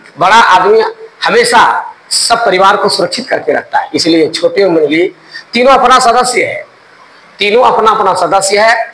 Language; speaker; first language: Hindi; native; Hindi